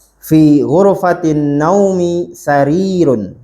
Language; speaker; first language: Arabic; non-native, fluent; Indonesian